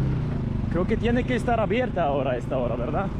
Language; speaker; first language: Spanish; non-native, fluent; Russian